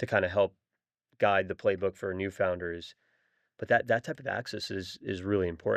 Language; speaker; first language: English; native; English